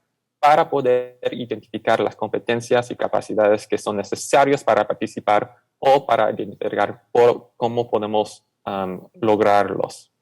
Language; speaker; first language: Spanish; non-native, fluent; English